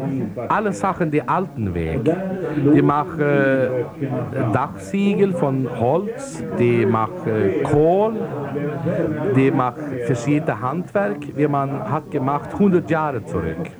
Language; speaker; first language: German; non-native, learner; Swedish